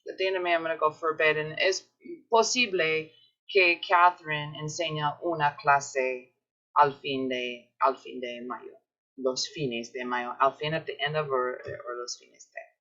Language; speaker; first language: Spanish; non-native, fluent; English